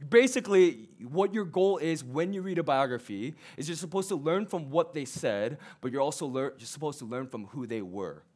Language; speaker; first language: English; early bilingual, other home language; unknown